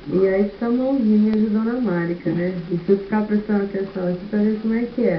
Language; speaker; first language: Portuguese; native; Portuguese